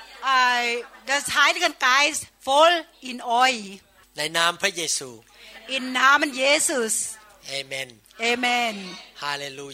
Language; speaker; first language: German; non-native, learner; Thai